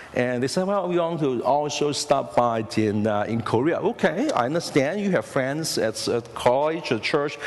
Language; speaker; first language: English; non-native, local second language; Cantonese